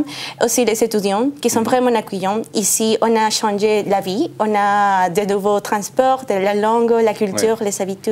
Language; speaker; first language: French; non-native, learner; Spanish